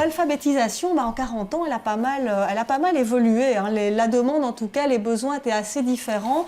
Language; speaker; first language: French; native; French